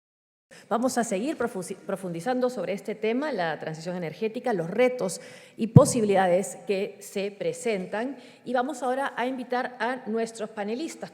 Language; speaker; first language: Spanish; native; Spanish